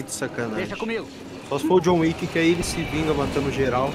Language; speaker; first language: Portuguese; native; Portuguese